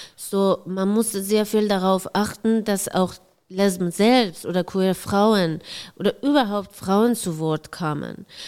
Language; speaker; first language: German; non-native, fluent; Persian